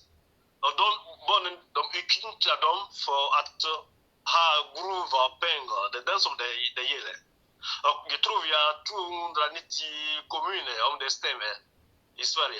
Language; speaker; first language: Swedish; non-native, learner; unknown